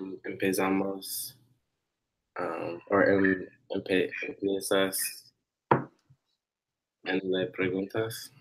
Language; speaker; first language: Spanish; non-native, learner; English